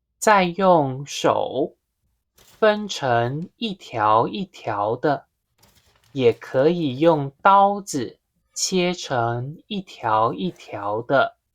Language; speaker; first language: Chinese; native; Chinese